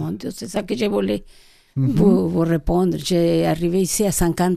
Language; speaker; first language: French; non-native, learner; Spanish